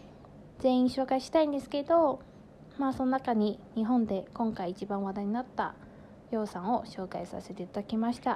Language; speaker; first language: Japanese; non-native, fluent; Chinese